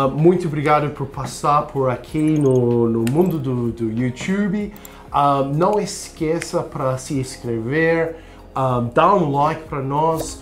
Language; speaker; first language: Portuguese; non-native, learner; English